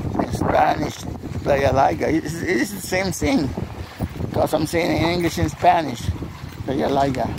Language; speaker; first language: English; non-native, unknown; Spanish